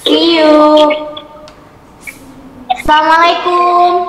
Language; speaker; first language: English; non-native, learner; Indonesian